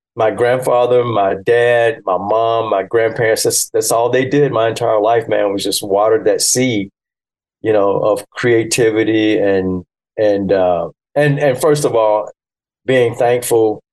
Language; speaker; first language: English; early bilingual, other home language; Yoruba